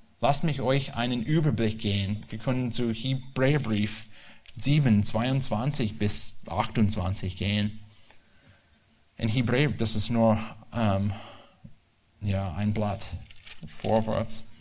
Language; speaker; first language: German; non-native, learner; English